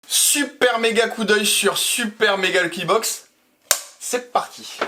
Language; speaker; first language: French; native; French